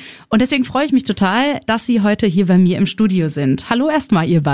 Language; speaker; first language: German; native; German